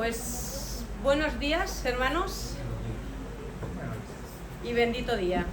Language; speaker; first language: Spanish; native; Spanish